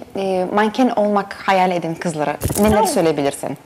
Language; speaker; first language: Turkish; non-native, fluent; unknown